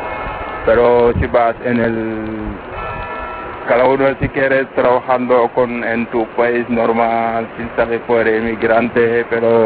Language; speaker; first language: Spanish; non-native, learner; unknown